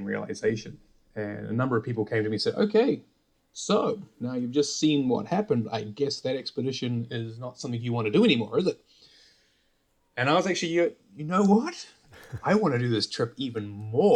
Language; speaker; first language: English; native; English